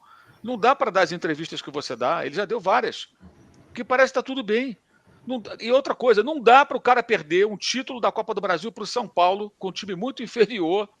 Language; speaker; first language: Portuguese; native; Portuguese